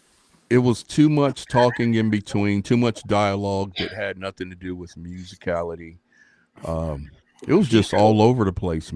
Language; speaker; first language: English; native; English